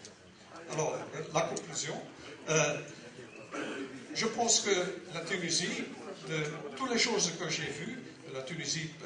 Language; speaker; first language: French; non-native, learner; Dutch